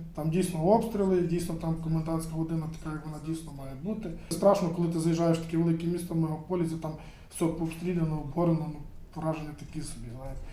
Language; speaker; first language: Ukrainian; native; Ukrainian